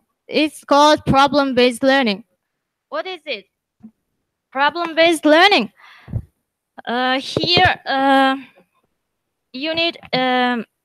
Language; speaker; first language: English; non-native, learner; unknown